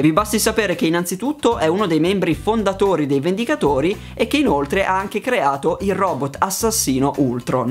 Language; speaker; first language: Italian; native; Italian